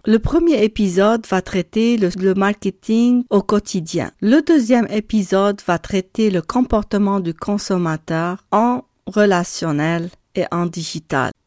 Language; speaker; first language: French; non-native, local second language; Arabic